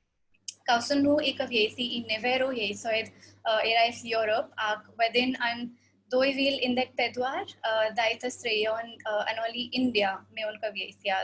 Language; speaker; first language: Welsh; non-native, fluent; Hindi